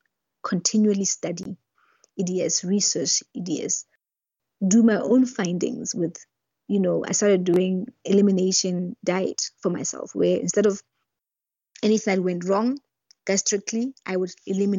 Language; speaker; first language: English; non-native, local second language; Southern Sotho